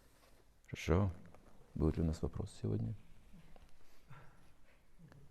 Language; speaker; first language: Russian; native; Russian